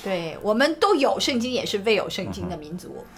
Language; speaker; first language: Chinese; native; Chinese